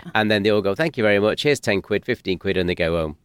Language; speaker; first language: English; native; English